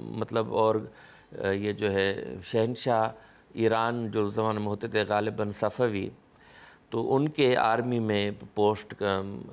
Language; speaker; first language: Urdu; non-native, local second language; Sindhi